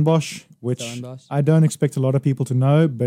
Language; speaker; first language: English; native; English